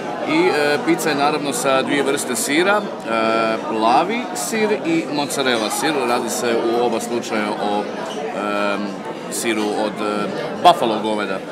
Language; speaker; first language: Croatian; native; Croatian